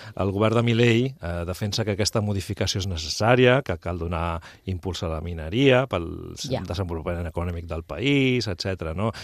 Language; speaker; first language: Catalan; native; Catalan